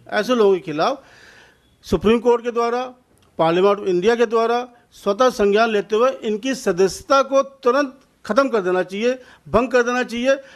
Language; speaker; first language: Hindi; native; Hindi